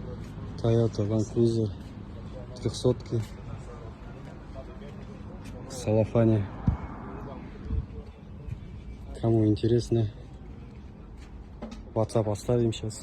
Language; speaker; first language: Russian; non-native, local second language; Kazakh